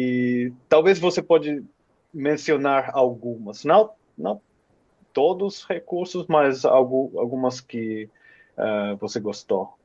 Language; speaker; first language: Portuguese; non-native, fluent; Finnish